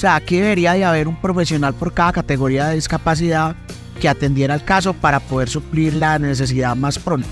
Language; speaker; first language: Spanish; native; Spanish